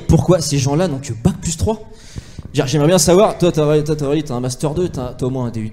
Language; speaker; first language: French; native; French